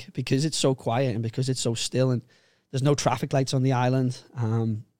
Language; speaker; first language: English; native; English